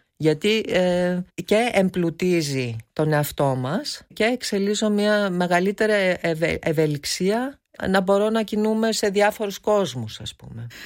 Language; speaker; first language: Greek; native; Greek